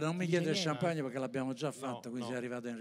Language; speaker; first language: Italian; native; Italian